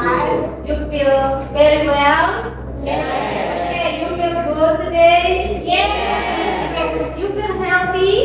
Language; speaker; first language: English; non-native, learner; Indonesian